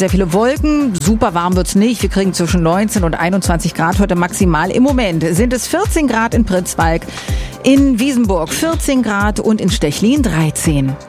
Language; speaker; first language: German; native; German